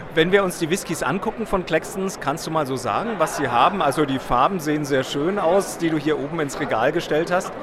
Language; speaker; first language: German; native; German